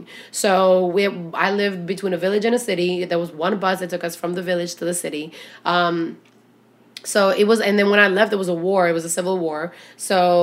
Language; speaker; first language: English; early bilingual, other home language; Albanian